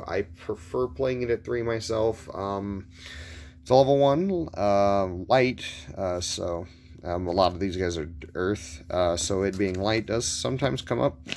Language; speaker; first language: English; native; English